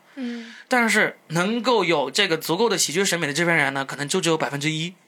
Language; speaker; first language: Chinese; non-native, local second language; Cantonese